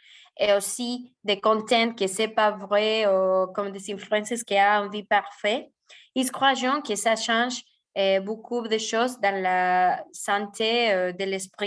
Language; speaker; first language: French; non-native, fluent; Spanish